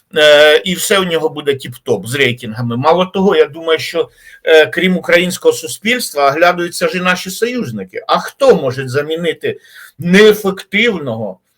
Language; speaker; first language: Ukrainian; native; Ukrainian